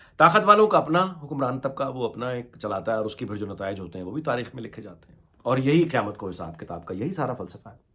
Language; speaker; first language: Urdu; native; Urdu